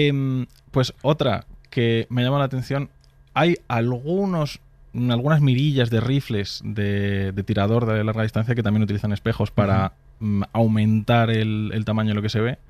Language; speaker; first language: Spanish; native; Spanish